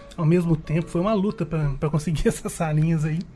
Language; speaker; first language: Portuguese; native; Portuguese